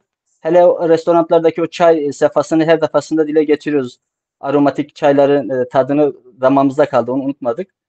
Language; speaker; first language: Turkish; native; Turkish